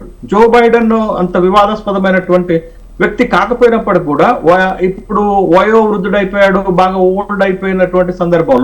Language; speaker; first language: Telugu; native; Telugu